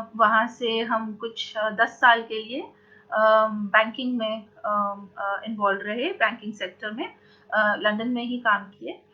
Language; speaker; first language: Hindi; native; Hindi